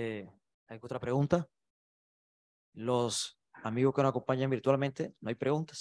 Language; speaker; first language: Spanish; native; Spanish